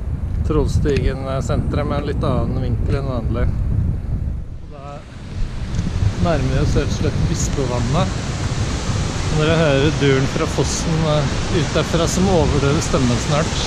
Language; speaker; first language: Norwegian; native; Norwegian